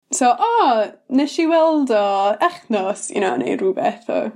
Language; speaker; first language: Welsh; non-native, learner; English